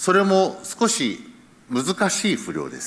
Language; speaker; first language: Japanese; early bilingual, heritage; Japanese